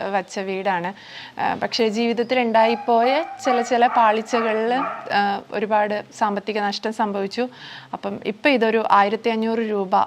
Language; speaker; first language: Malayalam; native; Malayalam